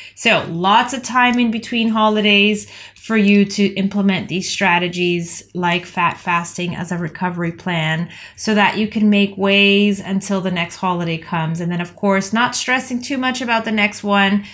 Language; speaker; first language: English; native; English